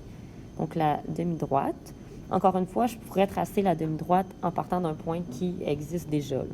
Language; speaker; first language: French; native; French